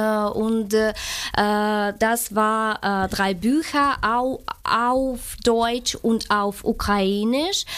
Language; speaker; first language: German; non-native, fluent; Ukrainian